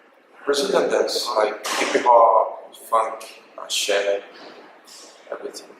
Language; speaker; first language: English; non-native, learner; Portuguese